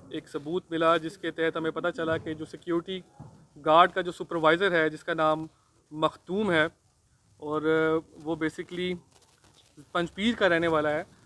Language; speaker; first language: Urdu; non-native, local second language; Pashto